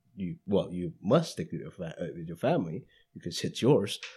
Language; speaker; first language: English; non-native, fluent; Indonesian